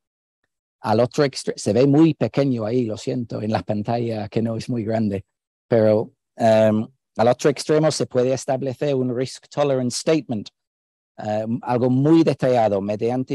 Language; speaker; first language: Spanish; non-native, fluent; English